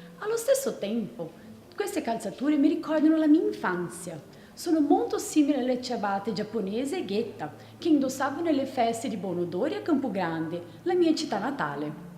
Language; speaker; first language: Italian; non-native, fluent; Portuguese